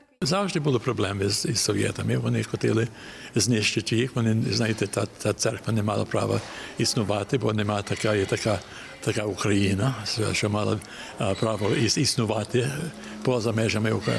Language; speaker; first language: Ukrainian; early bilingual, heritage; Ukrainian